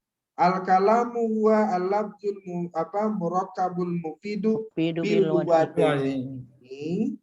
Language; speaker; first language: Arabic; non-native, fluent; Indonesian